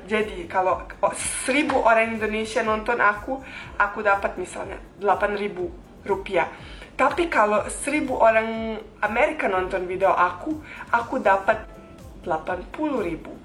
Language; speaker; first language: Indonesian; non-native, fluent; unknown